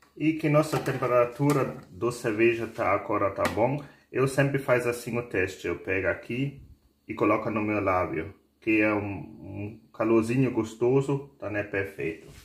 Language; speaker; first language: Portuguese; non-native, fluent; German